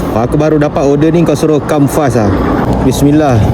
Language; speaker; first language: Malay; native; Malay